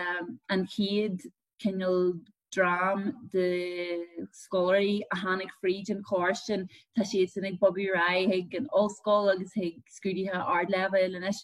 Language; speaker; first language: Irish; non-native, local second language; English